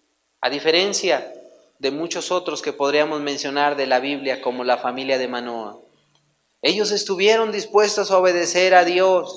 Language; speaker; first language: Spanish; native; Spanish